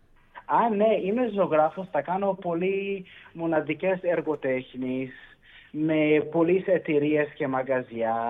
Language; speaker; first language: Greek; early bilingual, heritage; Greek